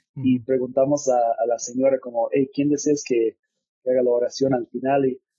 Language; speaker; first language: Spanish; non-native, fluent; English